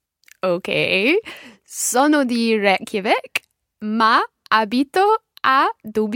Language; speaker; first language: Italian; non-native, learner; English